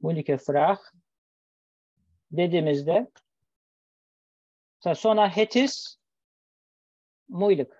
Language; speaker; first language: Dutch; non-native, learner; Turkish